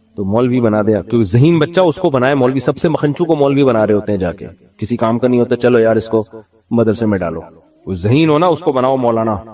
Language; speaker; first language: Urdu; native; Urdu